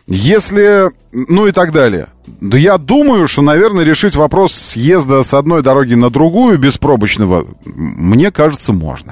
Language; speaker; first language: Russian; native; Russian